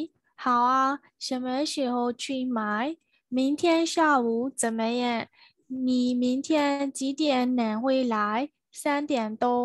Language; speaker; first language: Chinese; non-native, learner; Burmese